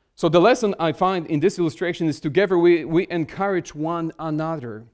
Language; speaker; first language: English; non-native, fluent; Polish